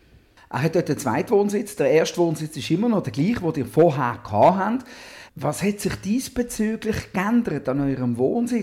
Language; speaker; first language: German; native; German